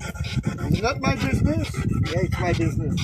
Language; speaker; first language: English; non-native, local second language; French